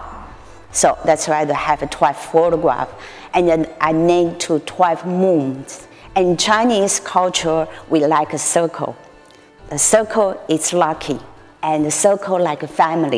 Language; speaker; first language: English; non-native, learner; Chinese